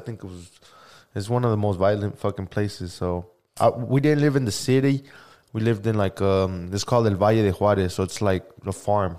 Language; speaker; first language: English; early bilingual, other home language; Spanish